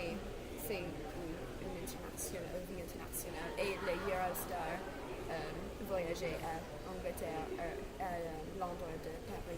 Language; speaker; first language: French; non-native, learner; English